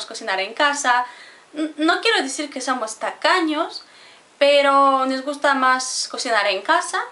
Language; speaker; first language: Spanish; non-native, fluent; Polish